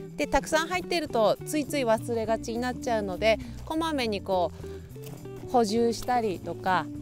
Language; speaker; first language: Japanese; native; Japanese